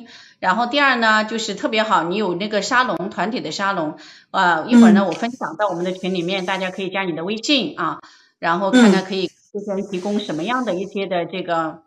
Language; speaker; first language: Chinese; native; Chinese